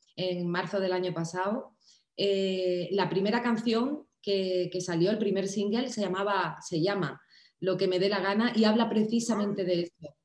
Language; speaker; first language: Spanish; native; Spanish